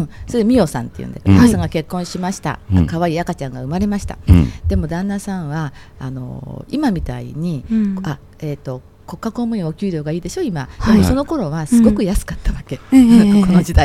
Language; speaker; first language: Japanese; native; Japanese